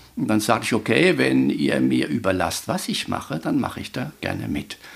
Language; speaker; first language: German; native; German